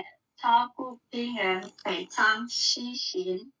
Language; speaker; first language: Chinese; non-native, learner; Indonesian